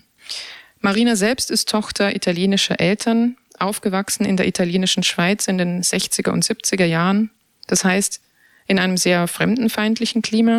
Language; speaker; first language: German; native; German